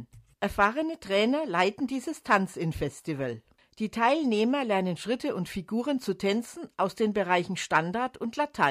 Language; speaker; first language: German; native; German